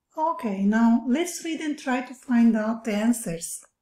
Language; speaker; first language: English; non-native, fluent; Turkish